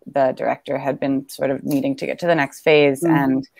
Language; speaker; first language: English; native; English